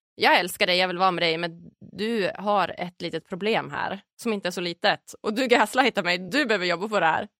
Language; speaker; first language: Swedish; native; Swedish